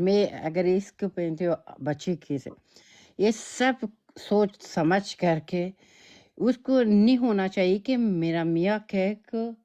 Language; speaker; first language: Hindi; non-native, learner; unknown